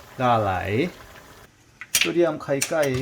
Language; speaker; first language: Thai; non-native, learner; Korean